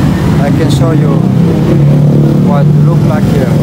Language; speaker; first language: English; non-native, learner; Indonesian